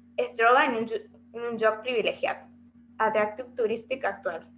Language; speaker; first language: Catalan; non-native, learner; Spanish